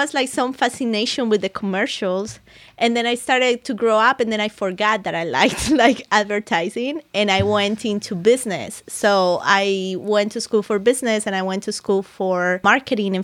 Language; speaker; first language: English; non-native, fluent; Spanish